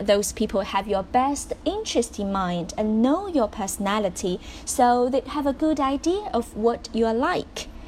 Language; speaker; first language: English; non-native, fluent; Chinese